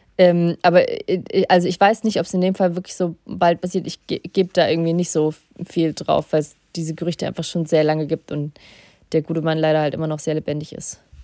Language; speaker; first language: German; early bilingual, other home language; Russian